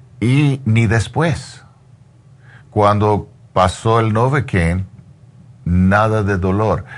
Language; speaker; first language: Spanish; non-native, learner; English